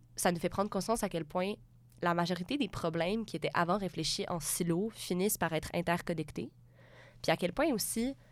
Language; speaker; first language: French; native; French